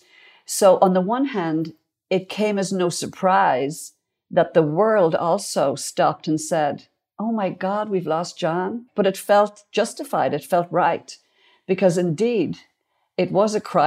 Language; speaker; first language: English; native; English